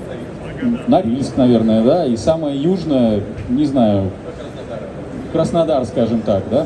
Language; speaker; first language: Russian; native; Russian